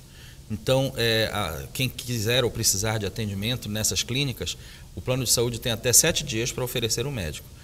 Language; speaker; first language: Portuguese; native; Portuguese